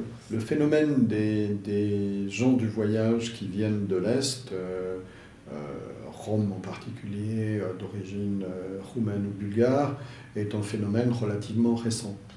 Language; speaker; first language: French; native; French